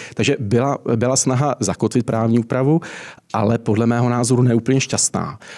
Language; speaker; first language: Czech; native; Czech